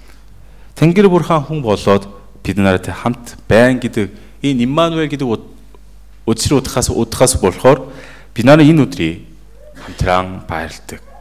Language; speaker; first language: Mongolian; non-native, fluent; Korean